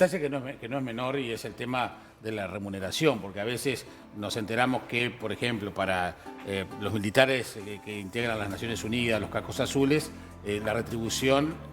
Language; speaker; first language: Spanish; native; Spanish